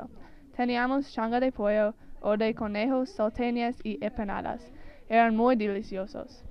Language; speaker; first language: Spanish; non-native, learner; English